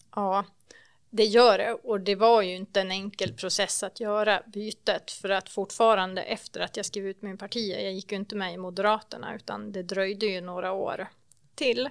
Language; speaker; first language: Swedish; native; Swedish